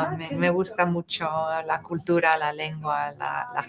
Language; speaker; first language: Spanish; non-native, fluent; English